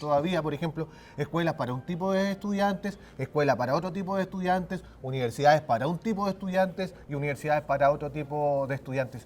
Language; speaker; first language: Spanish; native; Spanish